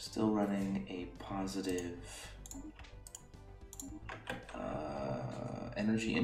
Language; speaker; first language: English; native; English